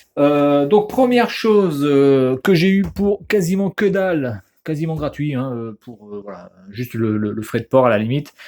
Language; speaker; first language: French; native; French